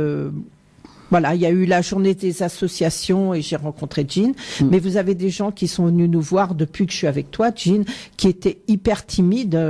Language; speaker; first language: French; native; French